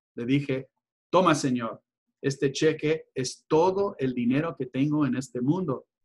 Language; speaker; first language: Spanish; early bilingual, heritage; Spanish